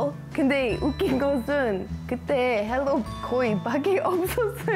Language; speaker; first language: Korean; non-native, learner; English